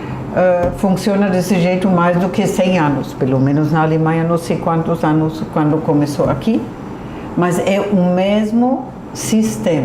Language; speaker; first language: Portuguese; non-native, fluent; German